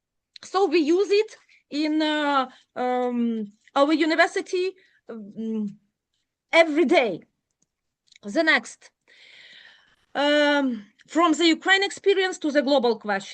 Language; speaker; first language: English; non-native, learner; Ukrainian